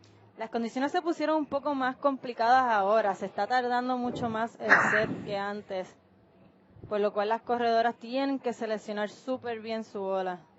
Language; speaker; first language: Spanish; native; Spanish